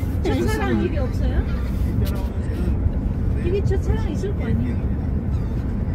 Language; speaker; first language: Korean; non-native, learner; Filipino